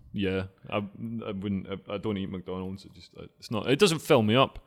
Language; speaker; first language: English; native; English